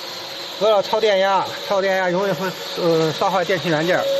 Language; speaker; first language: Chinese; native; Chinese